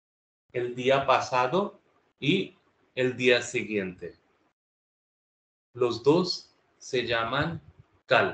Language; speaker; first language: Spanish; non-native, fluent; Hindi